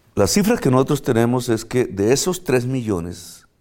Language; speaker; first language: Spanish; native; Spanish